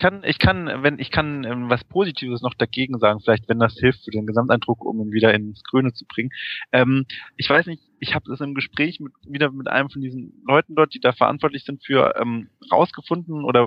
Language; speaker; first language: German; native; German